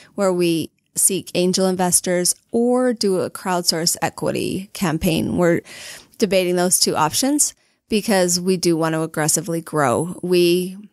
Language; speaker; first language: English; native; English